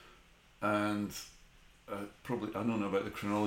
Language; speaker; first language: English; native; English